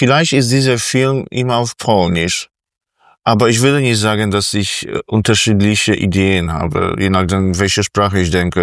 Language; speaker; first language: German; non-native, fluent; Polish